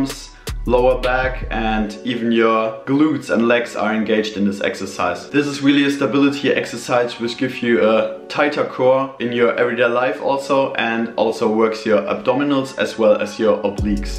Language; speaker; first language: English; non-native, fluent; German